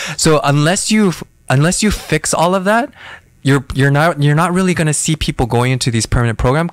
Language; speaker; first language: English; early bilingual, other home language; Korean